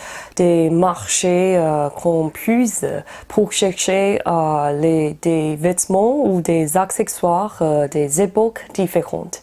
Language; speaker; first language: French; non-native, fluent; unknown